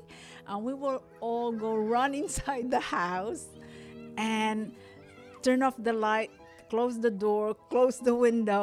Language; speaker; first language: English; non-native, local second language; Hiligaynon